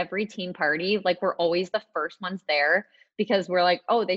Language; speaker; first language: English; native; English